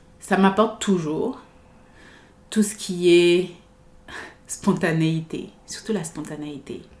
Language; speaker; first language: French; native; French